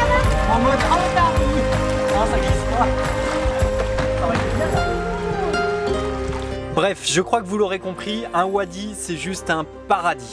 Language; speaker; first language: French; native; French